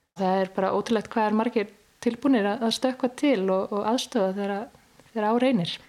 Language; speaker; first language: Icelandic; native; Icelandic